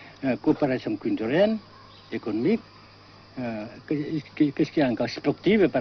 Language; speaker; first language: French; non-native, local second language; Vietnamese